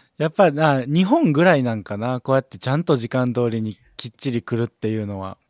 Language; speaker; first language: Japanese; native; Japanese